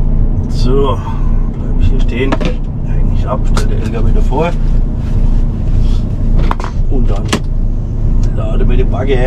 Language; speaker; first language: German; native; German